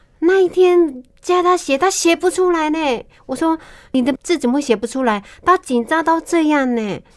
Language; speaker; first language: Chinese; non-native, local second language; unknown